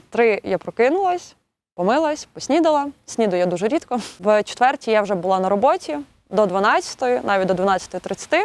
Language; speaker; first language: Ukrainian; native; Ukrainian